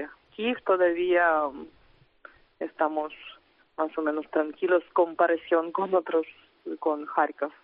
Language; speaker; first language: Spanish; non-native, fluent; Ukrainian